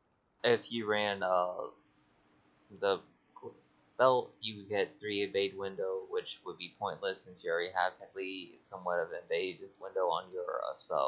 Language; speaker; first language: English; native; English